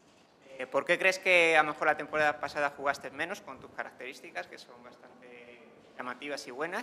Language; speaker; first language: Spanish; native; Spanish